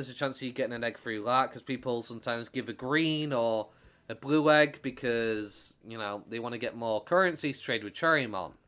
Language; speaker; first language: English; native; English